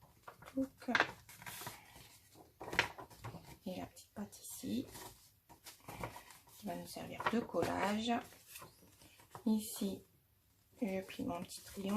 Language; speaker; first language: French; native; French